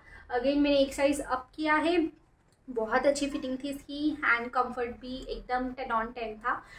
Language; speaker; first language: Hindi; native; Hindi